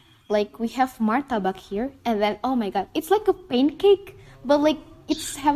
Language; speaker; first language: English; non-native, fluent; Indonesian